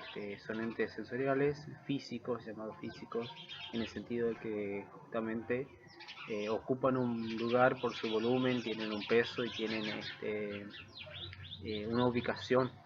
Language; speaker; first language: Spanish; native; Spanish